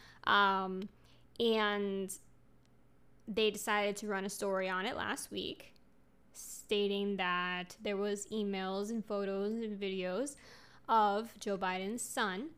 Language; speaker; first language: English; early bilingual, other home language; Spanish